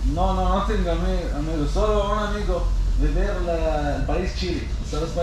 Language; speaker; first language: Spanish; non-native, learner; Arabic